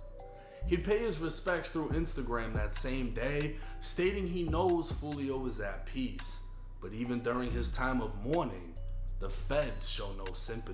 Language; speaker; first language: English; native; English